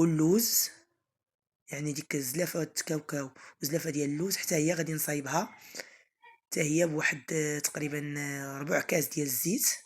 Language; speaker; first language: Arabic; native; Arabic